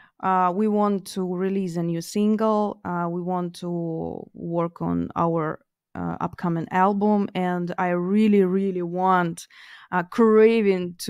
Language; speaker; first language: English; non-native, fluent; Russian